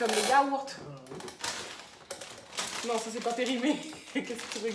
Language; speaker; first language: French; native; French